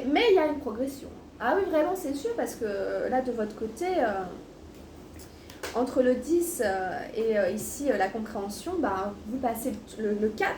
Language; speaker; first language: French; native; French